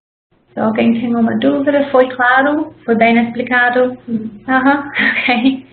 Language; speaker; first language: Portuguese; non-native, fluent; English